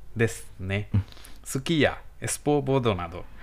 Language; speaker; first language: Japanese; non-native, learner; Bangla